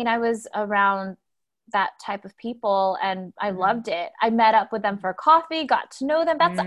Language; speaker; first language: English; native; English